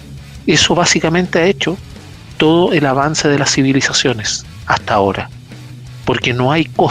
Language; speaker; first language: Spanish; native; Spanish